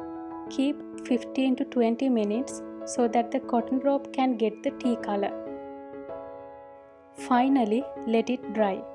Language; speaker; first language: English; non-native, fluent; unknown